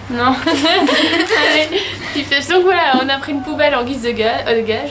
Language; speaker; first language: French; native; French